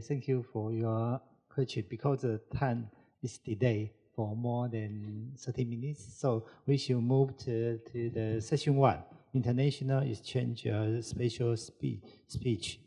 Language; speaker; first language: English; non-native, learner; Chinese